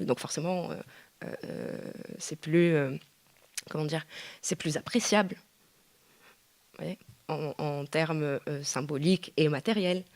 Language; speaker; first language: French; native; French